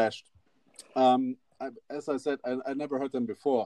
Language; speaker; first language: English; non-native, fluent; German